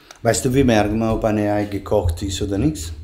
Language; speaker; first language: German; non-native, learner; Italian